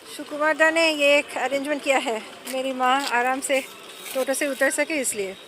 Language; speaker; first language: Hindi; non-native, local second language; Bangla